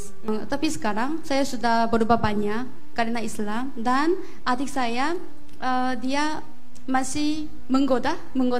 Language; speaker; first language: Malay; non-native, fluent; Korean